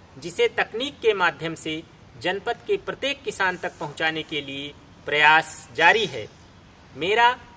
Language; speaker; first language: Hindi; native; Hindi